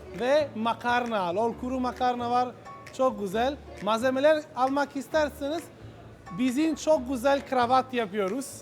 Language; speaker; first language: Turkish; non-native, learner; Italian